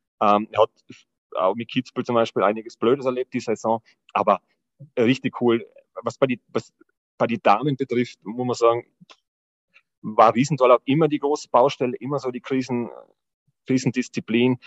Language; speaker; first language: German; native; German